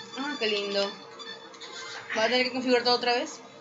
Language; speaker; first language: Spanish; native; Spanish